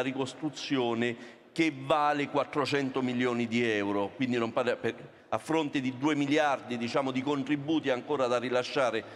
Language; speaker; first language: Italian; native; Italian